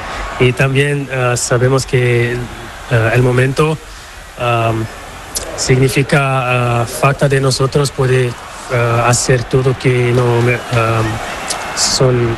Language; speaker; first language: Spanish; non-native, learner; Portuguese